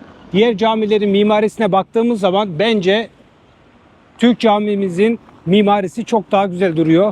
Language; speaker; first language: Turkish; native; Turkish